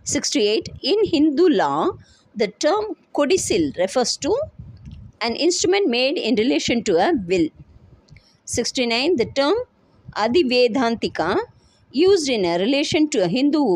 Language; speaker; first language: English; non-native, local second language; Tamil